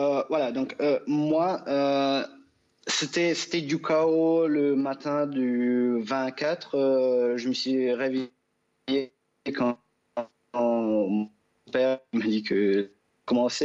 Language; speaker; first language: French; non-native, fluent; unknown